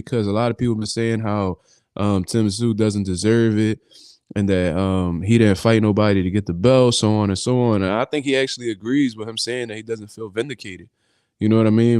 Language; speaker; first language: English; native; English